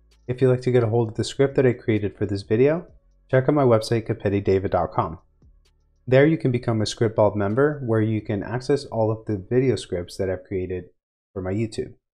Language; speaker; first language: English; native; English